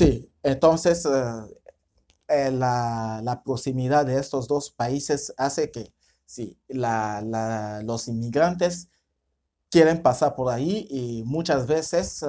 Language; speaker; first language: Spanish; non-native, fluent; French